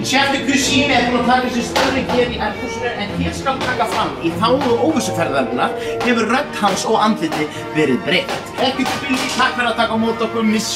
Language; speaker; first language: Icelandic; native; Icelandic